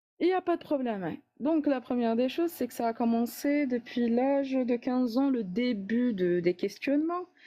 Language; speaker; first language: French; non-native, local second language; Arabic